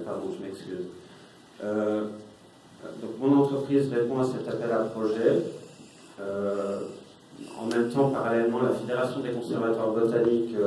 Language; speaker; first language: French; native; French